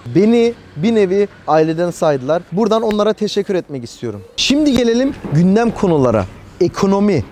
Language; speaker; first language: Turkish; early bilingual, heritage; Turkish